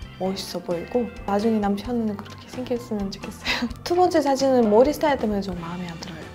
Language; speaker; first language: Korean; non-native, fluent; Russian